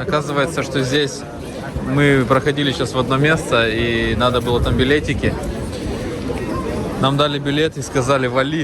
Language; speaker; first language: Russian; native; Russian